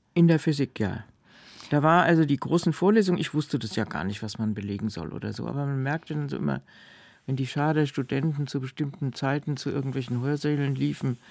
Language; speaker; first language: German; native; German